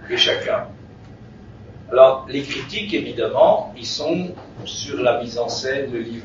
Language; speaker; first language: French; native; French